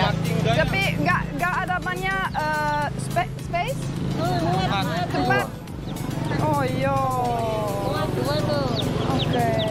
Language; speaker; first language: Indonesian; non-native, learner; German